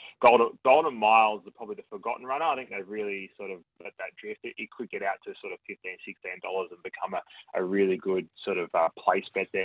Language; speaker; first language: English; native; English